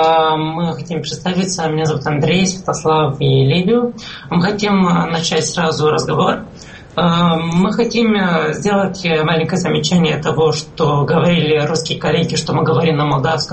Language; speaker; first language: Russian; non-native, fluent; Romanian